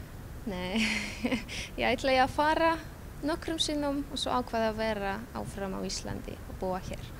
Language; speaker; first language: Icelandic; non-native, fluent; Polish